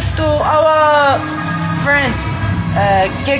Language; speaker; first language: English; non-native, fluent; Japanese